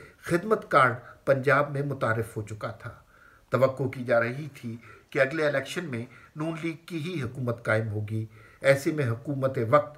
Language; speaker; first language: Urdu; native; Urdu